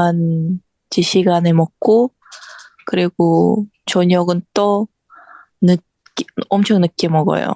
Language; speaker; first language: Korean; non-native, fluent; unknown